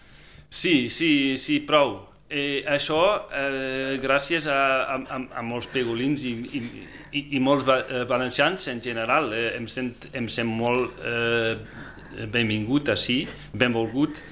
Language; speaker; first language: Catalan; non-native, fluent; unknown